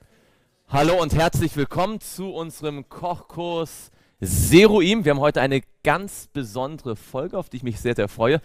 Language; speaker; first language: German; native; German